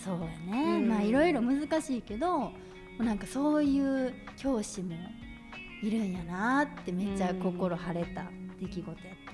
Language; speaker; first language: Japanese; native; Japanese